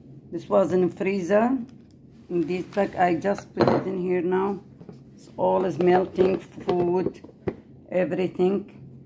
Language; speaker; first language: English; non-native, learner; Arabic